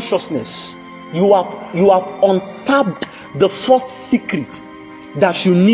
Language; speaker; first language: English; non-native, local second language; Yoruba